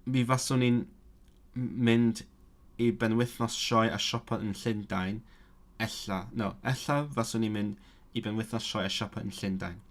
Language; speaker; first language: Welsh; non-native, learner; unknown